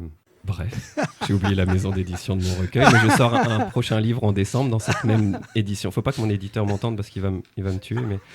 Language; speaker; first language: French; native; French